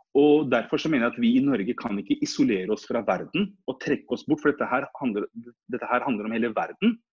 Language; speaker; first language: Norwegian; early bilingual, other home language; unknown